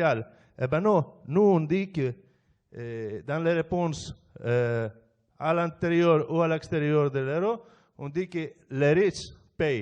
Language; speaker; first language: French; non-native, fluent; Greek